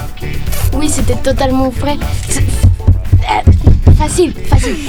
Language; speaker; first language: French; non-native, fluent; Spanish